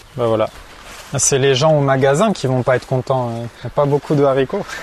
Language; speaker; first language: French; native; French